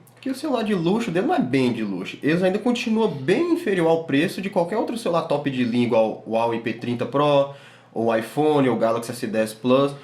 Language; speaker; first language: Portuguese; native; Portuguese